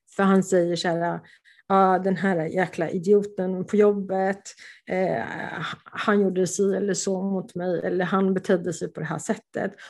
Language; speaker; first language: Swedish; early bilingual, other home language; Polish